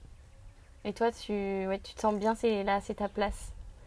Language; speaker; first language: French; native; French